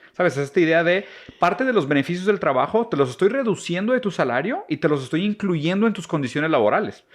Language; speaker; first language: Spanish; native; Spanish